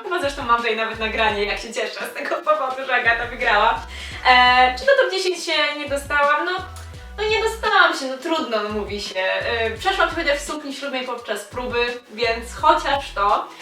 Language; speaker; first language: Polish; native; Polish